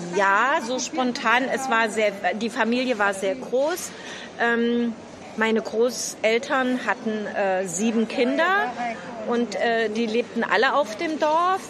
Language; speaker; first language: German; native; German